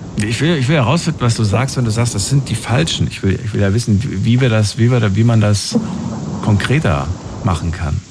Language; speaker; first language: German; native; German